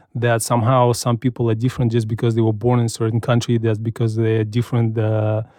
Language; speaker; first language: English; non-native, fluent; Russian